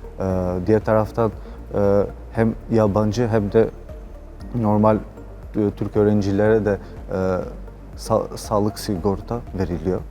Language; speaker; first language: Turkish; non-native, fluent; Albanian